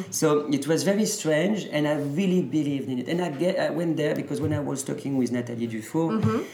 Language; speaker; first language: English; early bilingual, other home language; French